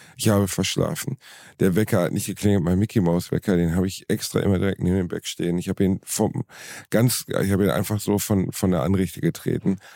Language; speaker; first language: German; native; German